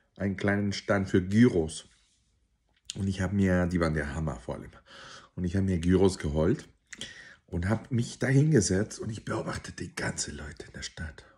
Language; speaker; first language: German; non-native, fluent; Spanish